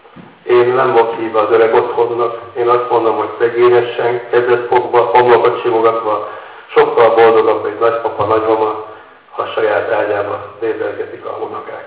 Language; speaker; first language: Hungarian; native; Hungarian